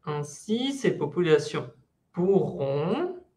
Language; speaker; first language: French; non-native, fluent; Spanish